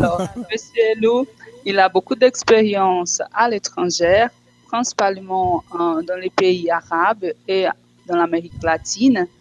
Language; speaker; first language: French; non-native, fluent; Portuguese